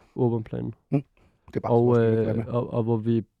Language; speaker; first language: Danish; early bilingual, other home language; Arabic